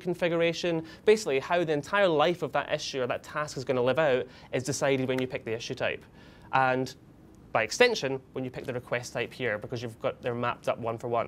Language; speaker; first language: English; native; English